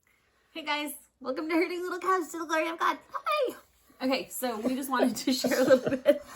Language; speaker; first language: English; native; English